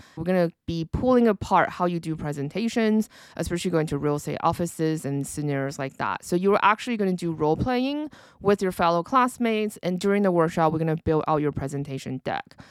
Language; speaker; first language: English; early bilingual, other home language; Chinese